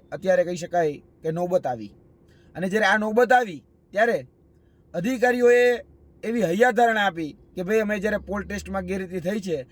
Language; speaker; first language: Gujarati; native; Gujarati